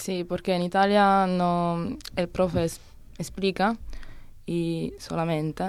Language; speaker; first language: Spanish; non-native, learner; Italian